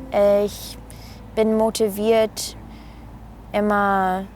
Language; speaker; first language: German; non-native, fluent; English